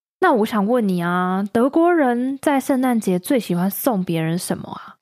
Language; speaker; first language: Chinese; native; Chinese